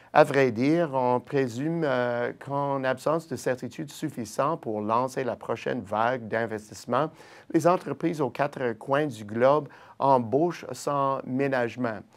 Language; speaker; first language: French; native; French